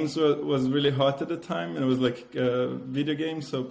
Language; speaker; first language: English; non-native, fluent; Portuguese